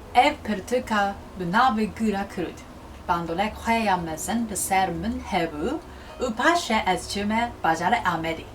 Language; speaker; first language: Kurdish; non-native, learner; Japanese